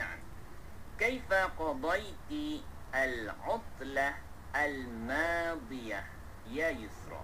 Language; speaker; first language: Arabic; non-native, fluent; Malay